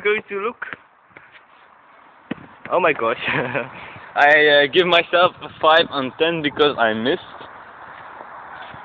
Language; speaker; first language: English; non-native, learner; Dutch